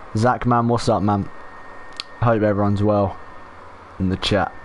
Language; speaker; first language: English; native; English